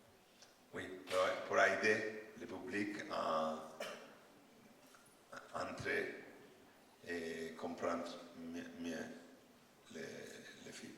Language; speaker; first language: French; non-native, learner; Italian